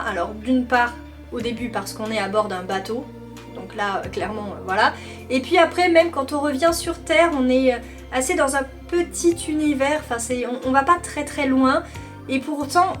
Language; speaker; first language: French; native; French